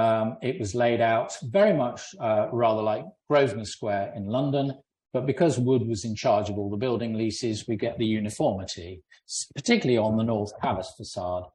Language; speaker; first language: English; native; English